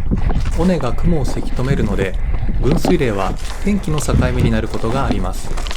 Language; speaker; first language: Japanese; native; Japanese